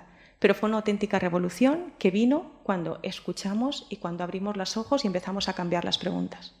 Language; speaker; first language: Spanish; native; Spanish